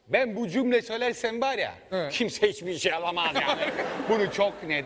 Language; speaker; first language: Turkish; non-native, fluent; Italian